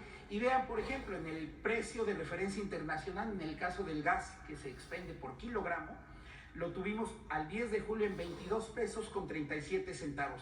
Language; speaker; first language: Spanish; native; Spanish